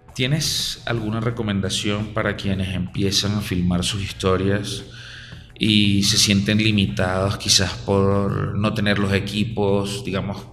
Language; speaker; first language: Spanish; native; Spanish